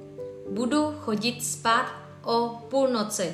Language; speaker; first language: Czech; non-native, fluent; Vietnamese